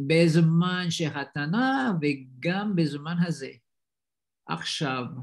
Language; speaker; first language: Hebrew; non-native, learner; Indonesian